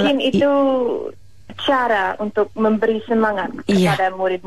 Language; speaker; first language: Indonesian; non-native, fluent; English